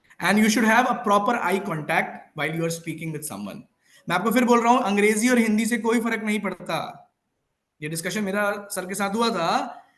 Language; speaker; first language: Hindi; native; Hindi